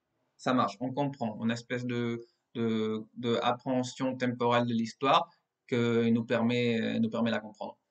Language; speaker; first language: French; non-native, fluent; Spanish